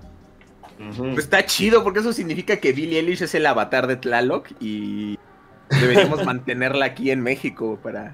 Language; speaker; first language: Spanish; native; Spanish